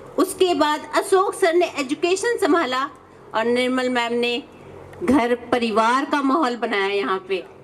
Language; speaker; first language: Hindi; native; Hindi